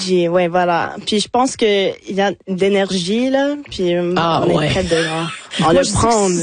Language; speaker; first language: French; non-native, local second language; English